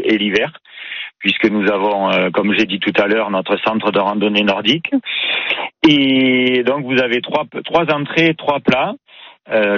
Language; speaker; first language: French; native; French